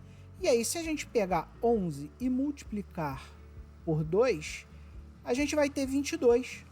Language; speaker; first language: Portuguese; native; Portuguese